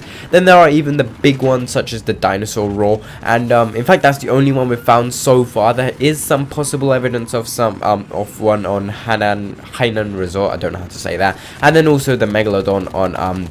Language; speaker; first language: English; native; English